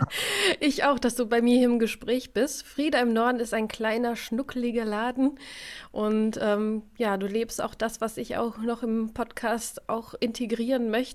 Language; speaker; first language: German; native; German